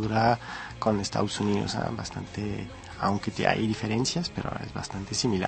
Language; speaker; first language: Spanish; early bilingual, heritage; Spanish